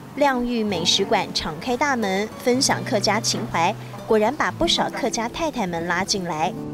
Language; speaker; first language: Chinese; native; Chinese